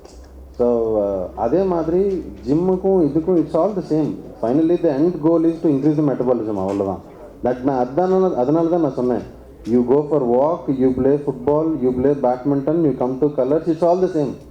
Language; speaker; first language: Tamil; non-native, local second language; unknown